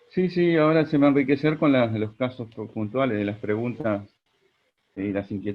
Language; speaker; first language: Spanish; native; Spanish